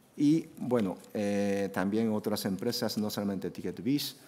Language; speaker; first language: Spanish; non-native, fluent; Japanese